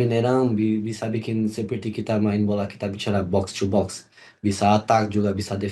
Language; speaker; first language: Indonesian; non-native, learner; Portuguese